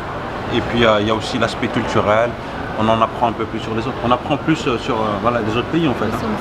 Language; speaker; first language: French; native; French